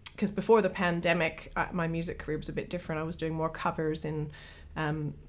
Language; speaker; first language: English; native; English